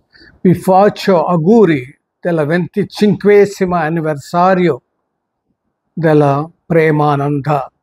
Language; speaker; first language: Italian; non-native, fluent; Telugu